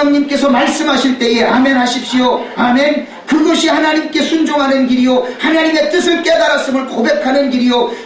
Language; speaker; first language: Korean; native; Korean